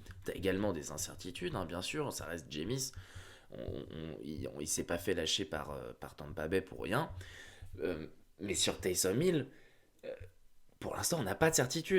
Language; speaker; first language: French; native; French